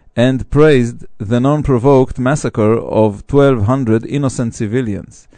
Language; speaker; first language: English; non-native, fluent; Hebrew